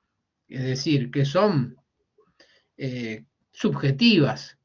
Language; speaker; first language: Spanish; native; Spanish